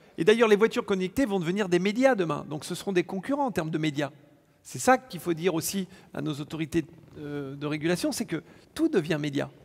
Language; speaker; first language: French; native; French